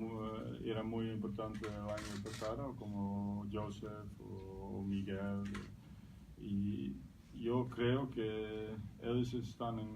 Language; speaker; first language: Spanish; non-native, learner; Dutch